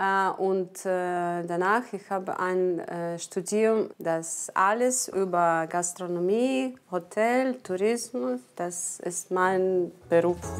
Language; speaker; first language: German; non-native, learner; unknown